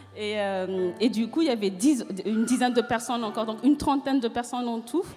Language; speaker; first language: French; non-native, local second language; Malagasy